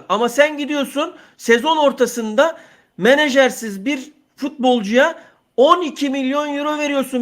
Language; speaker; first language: Turkish; native; Turkish